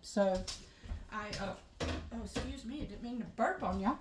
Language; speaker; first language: English; native; English